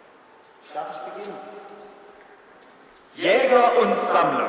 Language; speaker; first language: German; native; German